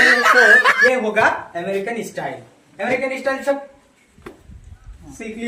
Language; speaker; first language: Hindi; non-native, local second language; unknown